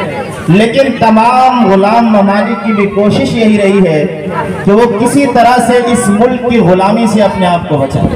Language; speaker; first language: Urdu; native; Urdu